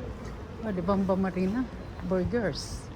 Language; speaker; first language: English; non-native, local second language; Filipino